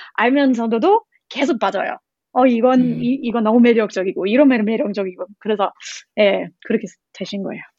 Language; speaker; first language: Korean; non-native, learner; English